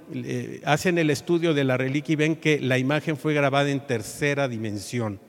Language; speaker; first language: Spanish; native; Spanish